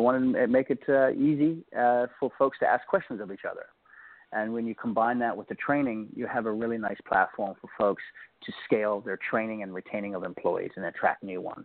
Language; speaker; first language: English; native; English